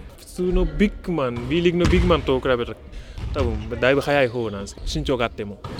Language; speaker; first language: Japanese; non-native, fluent; Wolof